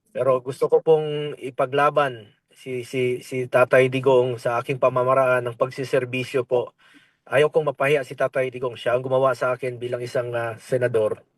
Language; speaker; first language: Filipino; non-native, local second language; Cebuano